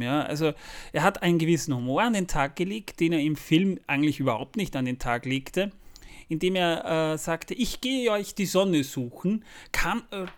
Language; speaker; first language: German; native; German